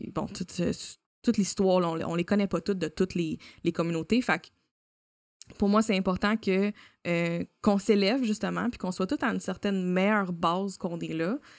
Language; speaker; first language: French; native; French